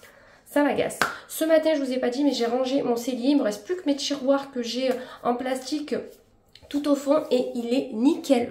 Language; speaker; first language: French; native; French